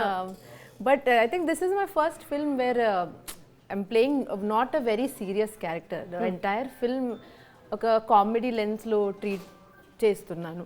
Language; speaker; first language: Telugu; non-native, learner; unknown